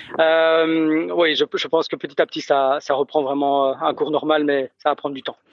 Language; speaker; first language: French; native; French